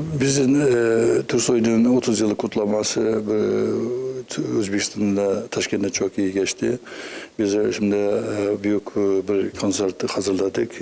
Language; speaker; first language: Turkish; non-native, learner; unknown